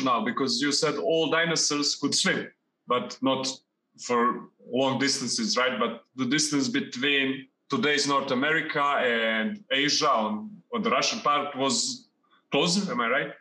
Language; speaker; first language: English; non-native, fluent; Serbian